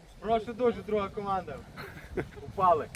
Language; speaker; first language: Ukrainian; native; Ukrainian